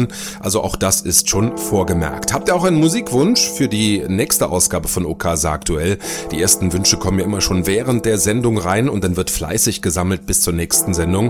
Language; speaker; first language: German; native; German